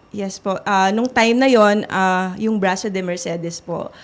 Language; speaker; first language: Filipino; native; Filipino